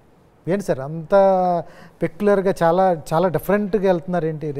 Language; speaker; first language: Telugu; native; Telugu